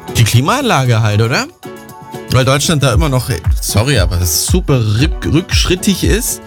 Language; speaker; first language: German; native; German